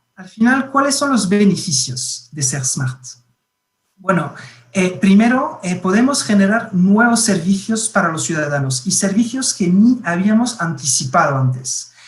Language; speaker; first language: Spanish; non-native, fluent; French